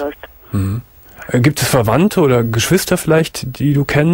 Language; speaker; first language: German; native; German